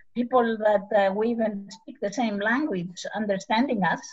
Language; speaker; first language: English; non-native, fluent; Greek